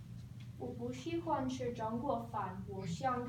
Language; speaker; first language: Chinese; non-native, learner; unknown